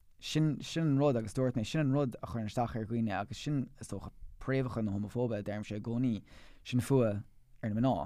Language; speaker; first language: Irish; non-native, local second language; English